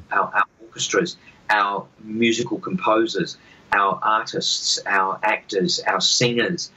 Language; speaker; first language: English; native; English